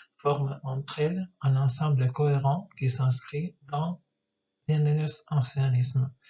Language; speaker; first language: French; non-native, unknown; Spanish